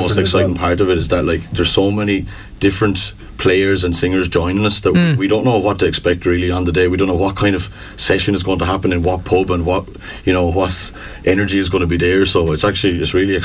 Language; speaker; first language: English; native; English